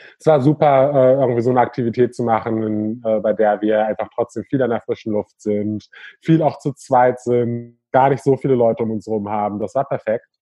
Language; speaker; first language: German; native; German